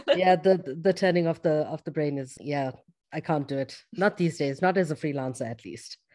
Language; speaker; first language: English; native; English